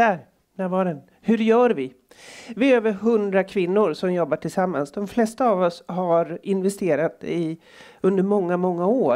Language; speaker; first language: Swedish; native; Swedish